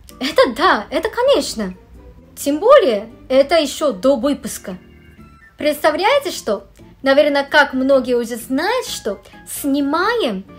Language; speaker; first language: Russian; non-native, fluent; Japanese